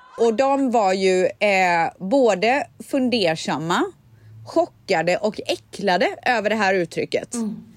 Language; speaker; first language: Swedish; native; Swedish